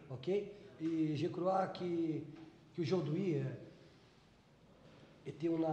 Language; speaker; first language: French; non-native, fluent; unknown